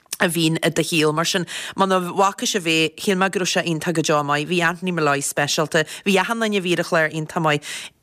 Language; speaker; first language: Irish; native; Irish